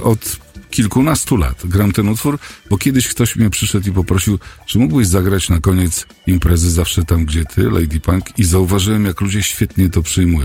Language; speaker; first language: Polish; native; Polish